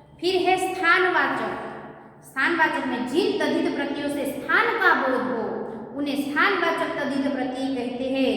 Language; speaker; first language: Hindi; non-native, local second language; Gujarati